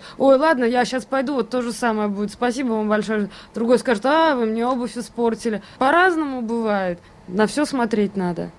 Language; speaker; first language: Russian; native; Russian